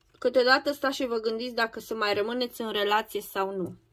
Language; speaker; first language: Romanian; native; Romanian